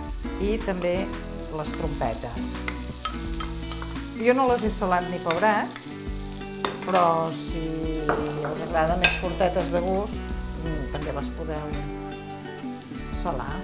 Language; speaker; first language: Catalan; native; Catalan